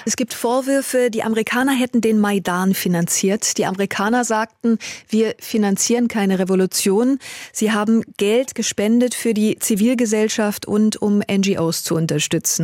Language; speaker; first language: German; native; German